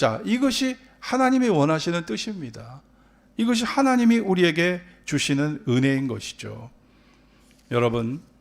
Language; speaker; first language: Korean; native; Korean